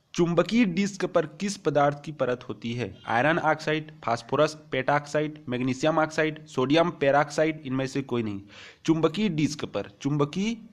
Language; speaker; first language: Hindi; native; Hindi